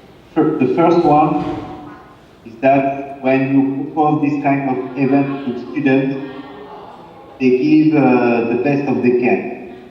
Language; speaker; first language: English; non-native, fluent; French